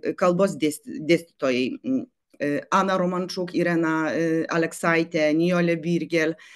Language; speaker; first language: Lithuanian; non-native, fluent; Polish